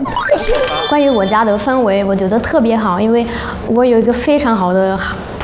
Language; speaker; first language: Chinese; non-native, fluent; Italian